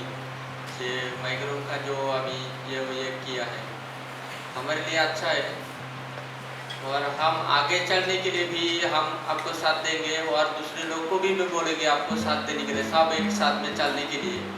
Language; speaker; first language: Hindi; non-native, local second language; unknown